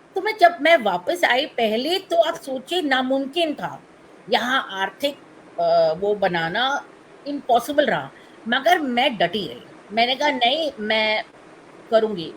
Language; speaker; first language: Hindi; non-native, local second language; Tamil